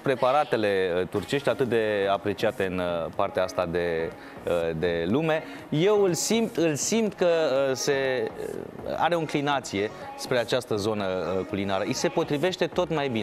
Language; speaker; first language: Romanian; native; Romanian